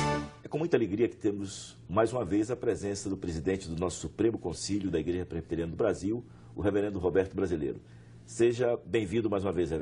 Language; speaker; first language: Portuguese; native; Portuguese